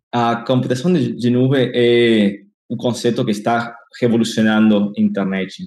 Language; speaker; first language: Portuguese; non-native, fluent; Spanish